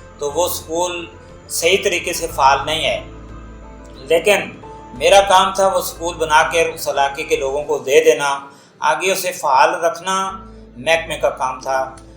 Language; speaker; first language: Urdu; non-native, local second language; Northern Hindko